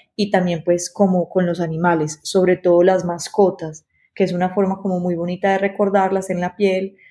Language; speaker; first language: Spanish; native; Spanish